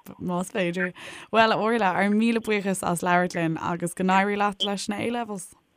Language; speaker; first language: Irish; native; Irish